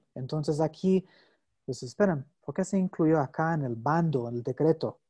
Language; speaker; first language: Spanish; non-native, fluent; English